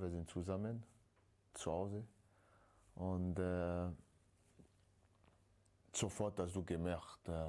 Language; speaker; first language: German; non-native, learner; French